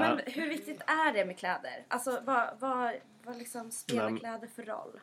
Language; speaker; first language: Swedish; native; Swedish